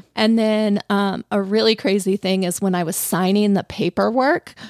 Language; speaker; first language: English; native; English